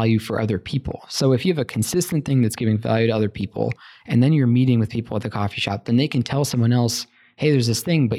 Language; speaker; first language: English; native; English